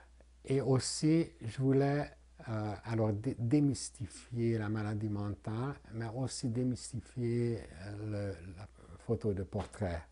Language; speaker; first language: French; non-native, fluent; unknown